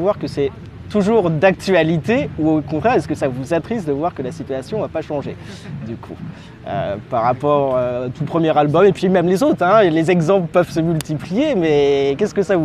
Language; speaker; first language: French; native; French